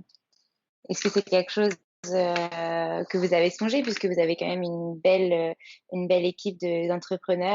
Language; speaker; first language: French; native; French